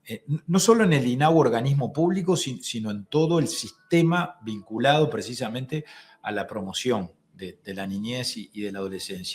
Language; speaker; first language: Spanish; native; Spanish